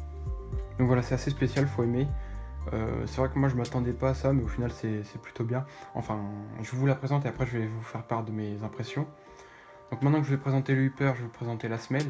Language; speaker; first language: French; native; French